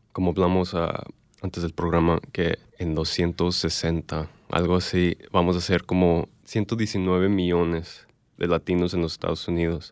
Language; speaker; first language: Spanish; early bilingual, heritage; English